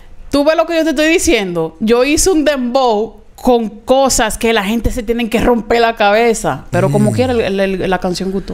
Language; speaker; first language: Spanish; early bilingual, heritage; Spanish